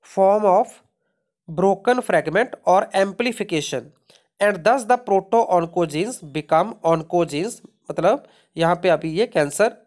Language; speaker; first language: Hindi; non-native, local second language; Punjabi